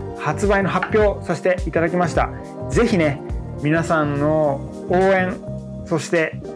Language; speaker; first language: Japanese; early bilingual, other home language; French